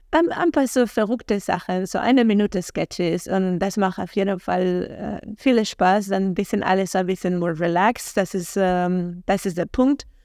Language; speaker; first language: German; non-native, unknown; Spanish